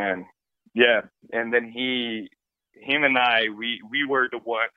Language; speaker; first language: English; non-native, fluent; Portuguese